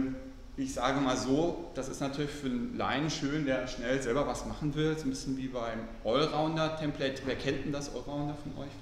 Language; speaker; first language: German; native; German